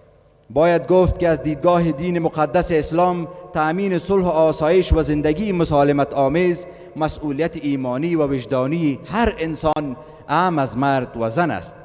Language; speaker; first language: Persian; native; Persian